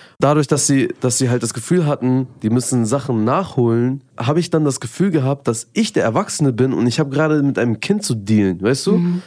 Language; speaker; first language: German; early bilingual, other home language; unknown